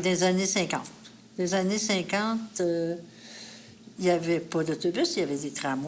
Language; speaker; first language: French; native; French